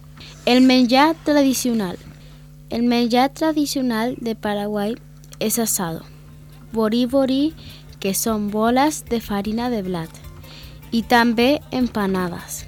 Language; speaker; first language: Catalan; early bilingual, other home language; Spanish